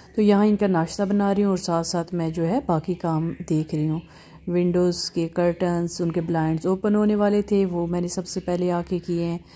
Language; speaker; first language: Hindi; native; Hindi